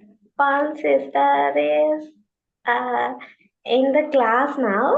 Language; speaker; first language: English; non-native, learner; Tamil